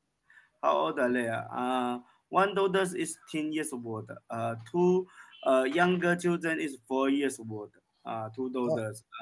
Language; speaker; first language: English; non-native, learner; Chinese